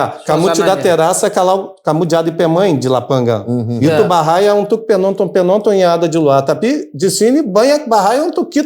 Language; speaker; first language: Indonesian; non-native, fluent; Portuguese